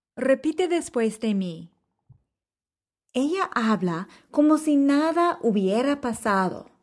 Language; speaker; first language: Spanish; non-native, fluent; English